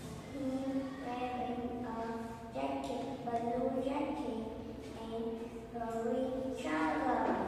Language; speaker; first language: English; non-native, learner; Vietnamese